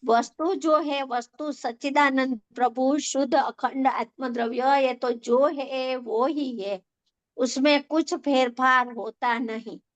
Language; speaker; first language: Hindi; non-native, local second language; Gujarati